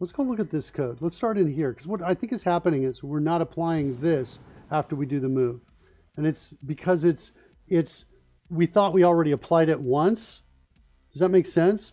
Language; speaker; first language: English; native; English